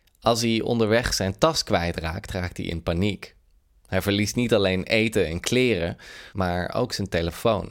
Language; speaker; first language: Dutch; native; Dutch